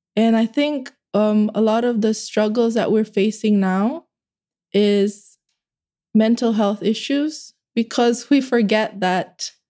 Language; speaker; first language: English; early bilingual, other home language; Indonesian